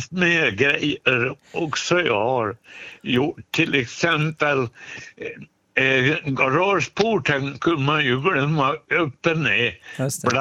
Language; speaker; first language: Swedish; native; Swedish